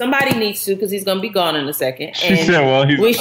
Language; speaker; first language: English; native; English